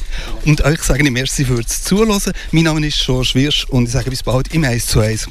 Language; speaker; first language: German; native; German